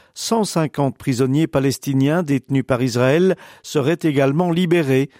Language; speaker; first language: French; native; French